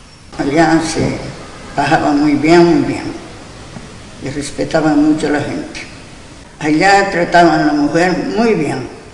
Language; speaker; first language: Spanish; non-native, local second language; Galician